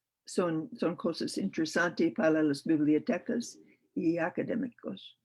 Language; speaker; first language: Spanish; non-native, learner; English